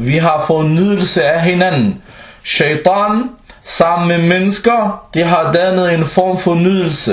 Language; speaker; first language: Danish; early bilingual, other home language; Arabic